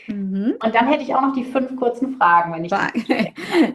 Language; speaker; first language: German; native; German